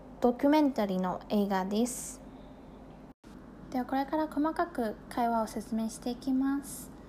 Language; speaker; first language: Japanese; non-native, fluent; Chinese